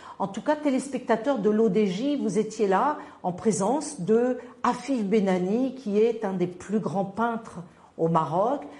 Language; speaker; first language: French; non-native, local second language; Arabic